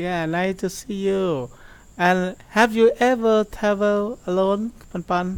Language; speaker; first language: English; non-native, learner; Thai